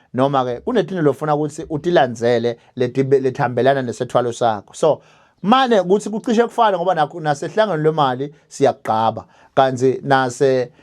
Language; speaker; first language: Zulu; native; Zulu